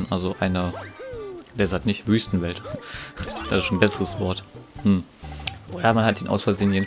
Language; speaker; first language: German; native; German